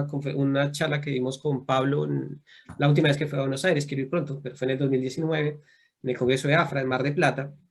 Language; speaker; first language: Spanish; native; Spanish